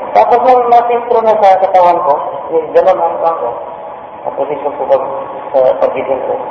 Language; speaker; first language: Filipino; non-native, local second language; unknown